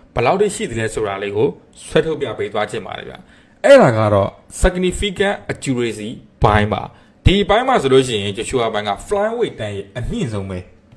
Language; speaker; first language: Burmese; native; Burmese